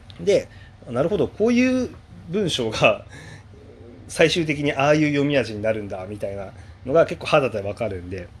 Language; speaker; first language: Japanese; native; Japanese